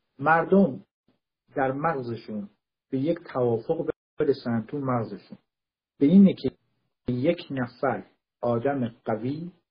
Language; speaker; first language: Persian; non-native, local second language; Kurdish